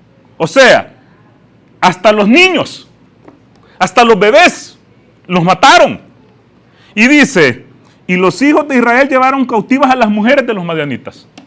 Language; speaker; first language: Spanish; native; Spanish